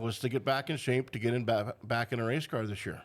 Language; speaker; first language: English; native; English